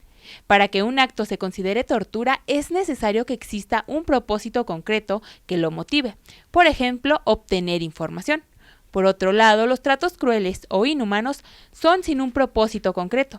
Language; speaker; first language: Spanish; native; Spanish